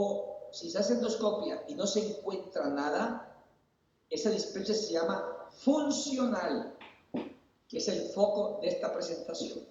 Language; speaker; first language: Spanish; native; Spanish